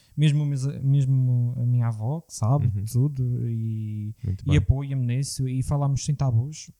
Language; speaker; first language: Portuguese; native; Portuguese